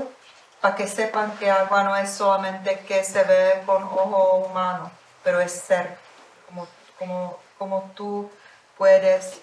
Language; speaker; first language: Spanish; non-native, fluent; Czech